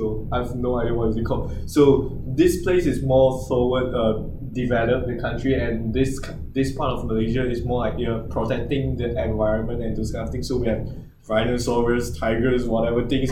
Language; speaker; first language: English; non-native, local second language; Chinese